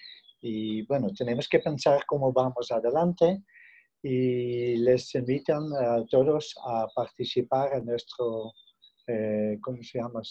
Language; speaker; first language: Spanish; non-native, fluent; Dutch